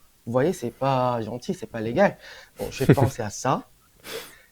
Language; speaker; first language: French; non-native, fluent; Korean